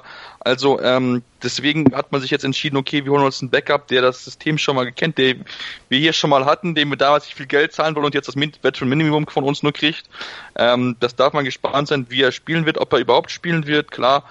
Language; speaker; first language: German; native; German